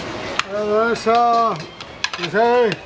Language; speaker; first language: Japanese; native; Japanese